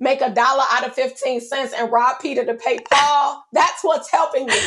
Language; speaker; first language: English; native; English